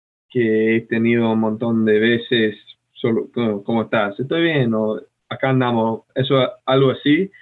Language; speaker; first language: Spanish; non-native, fluent; English